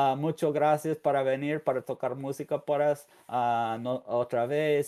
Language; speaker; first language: Spanish; non-native, learner; English